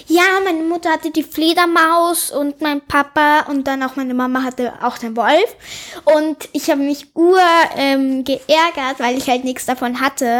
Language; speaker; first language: German; native; German